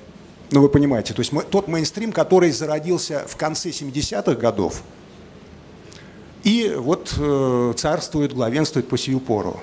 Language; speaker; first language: Russian; native; Russian